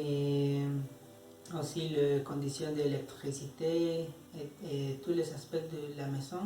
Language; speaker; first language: French; non-native, learner; Spanish